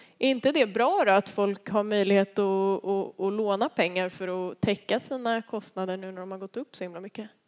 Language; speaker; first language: Swedish; native; Swedish